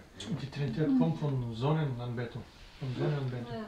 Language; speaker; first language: German; non-native, learner; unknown